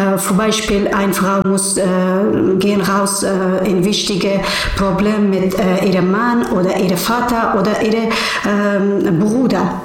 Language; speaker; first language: German; non-native, learner; Persian